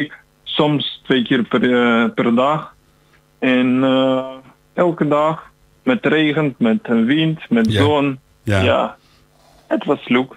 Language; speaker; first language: Dutch; non-native, learner; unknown